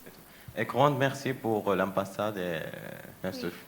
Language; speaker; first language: French; non-native, learner; Arabic